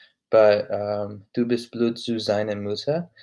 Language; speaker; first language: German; non-native, learner; English